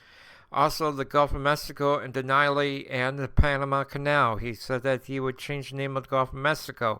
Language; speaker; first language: English; native; English